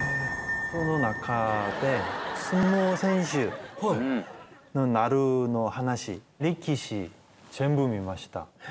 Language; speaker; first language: Japanese; non-native, learner; Korean